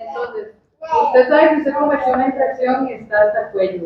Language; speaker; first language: Spanish; native; Spanish